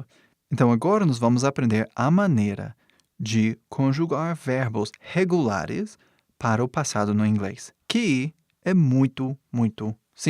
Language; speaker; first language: Portuguese; non-native, fluent; English